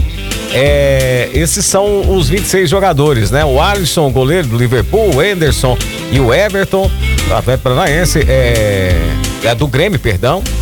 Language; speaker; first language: Portuguese; native; Portuguese